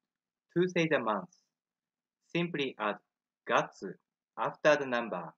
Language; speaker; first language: English; non-native, fluent; Japanese